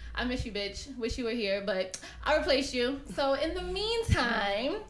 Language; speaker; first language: English; early bilingual, other home language; Spanish